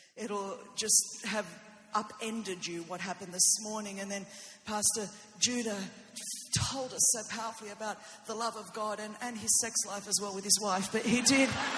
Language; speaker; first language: English; non-native, fluent; Greek